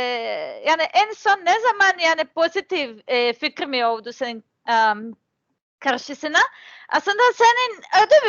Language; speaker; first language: Turkish; non-native, learner; Serbian